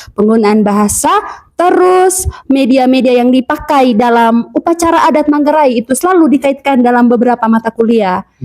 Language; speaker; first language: Indonesian; non-native, local second language; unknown